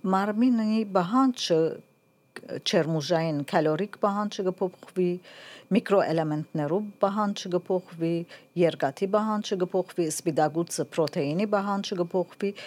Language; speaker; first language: Armenian; native; Armenian